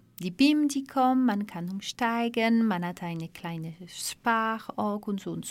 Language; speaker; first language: German; non-native, fluent; French